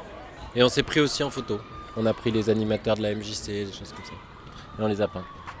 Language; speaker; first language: French; native; French